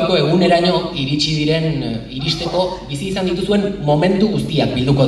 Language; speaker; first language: Basque; native; Basque